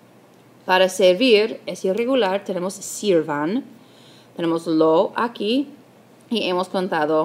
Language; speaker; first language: Spanish; non-native, fluent; English